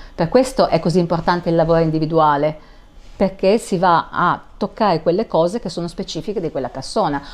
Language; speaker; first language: Italian; native; Italian